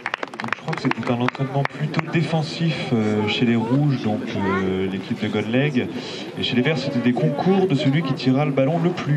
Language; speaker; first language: French; native; French